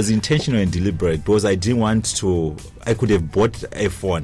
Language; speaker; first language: English; non-native, local second language; Shona